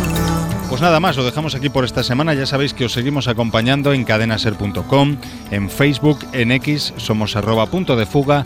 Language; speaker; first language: Spanish; native; Spanish